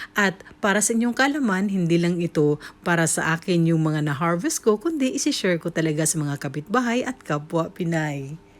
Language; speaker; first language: Filipino; native; Filipino